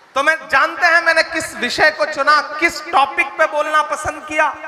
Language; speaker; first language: Hindi; non-native, local second language; Awadhi